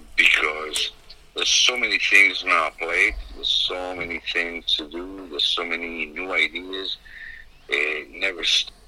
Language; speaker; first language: English; non-native, fluent; Italian